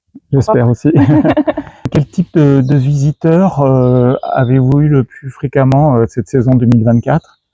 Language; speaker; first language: French; native; French